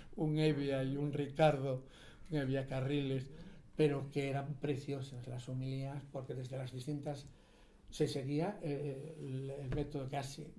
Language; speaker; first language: Spanish; native; Spanish